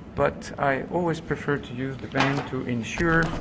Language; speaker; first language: English; non-native, fluent; French